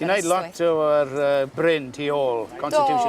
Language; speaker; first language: Welsh; native; Welsh